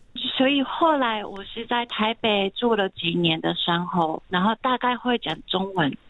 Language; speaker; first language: Chinese; non-native, fluent; Japanese